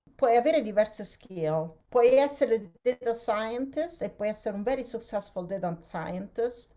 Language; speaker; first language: Italian; native; Italian